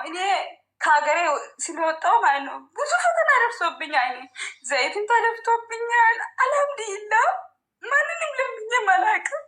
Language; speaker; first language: Amharic; non-native, local second language; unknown